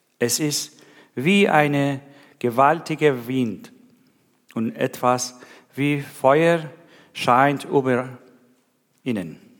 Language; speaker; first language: German; non-native, learner; Persian